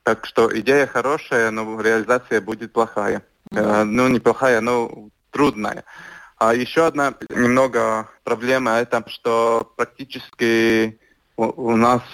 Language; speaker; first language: Russian; non-native, local second language; Latvian